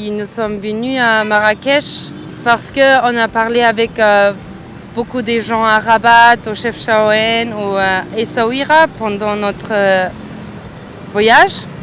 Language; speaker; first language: French; non-native, learner; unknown